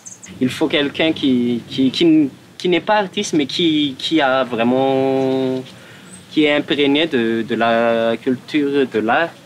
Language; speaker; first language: French; non-native, local second language; Malagasy